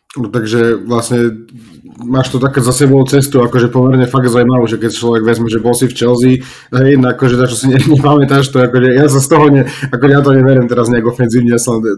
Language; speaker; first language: Slovak; native; Slovak